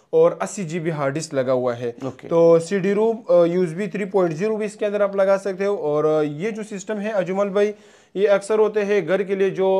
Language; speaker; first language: Urdu; non-native, local second language; Punjabi